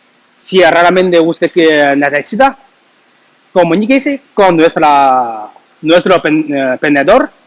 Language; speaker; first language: Spanish; non-native, learner; Chinese